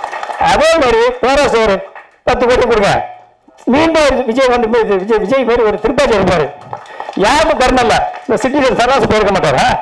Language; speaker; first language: Tamil; native; Tamil